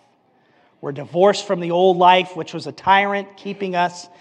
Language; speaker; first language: English; native; English